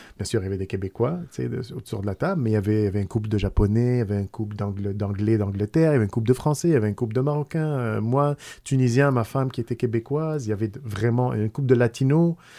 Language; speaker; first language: French; non-native, local second language; Arabic